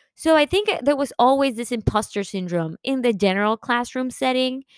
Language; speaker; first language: English; early bilingual, other home language; Spanish